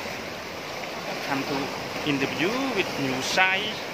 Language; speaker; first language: English; non-native, learner; Khmer